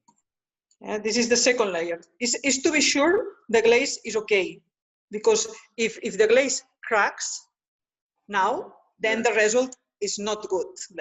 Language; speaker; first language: English; non-native, learner; Spanish